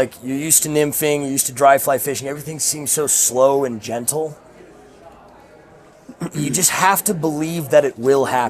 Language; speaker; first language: English; native; English